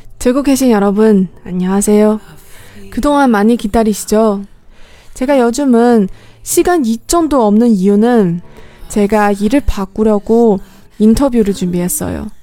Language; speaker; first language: Korean; non-native, fluent; Chinese